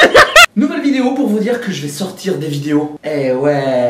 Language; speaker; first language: French; native; French